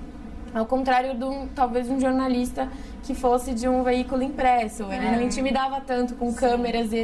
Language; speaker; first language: Portuguese; native; Portuguese